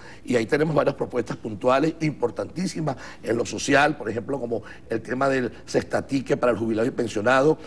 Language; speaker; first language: Spanish; native; Spanish